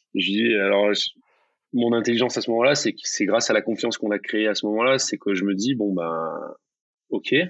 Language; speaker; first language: French; native; French